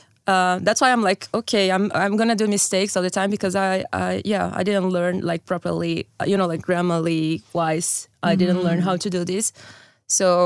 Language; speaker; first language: English; non-native, fluent; Portuguese